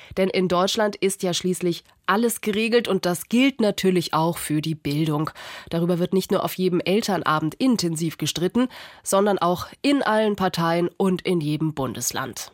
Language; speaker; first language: German; native; German